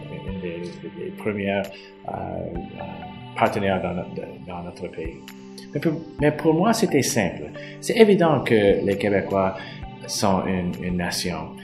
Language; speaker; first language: French; non-native, local second language; English